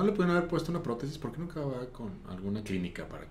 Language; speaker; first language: Spanish; native; Spanish